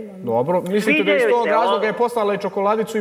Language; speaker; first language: Serbian; native; Serbian